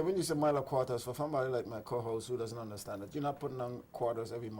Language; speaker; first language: English; native; English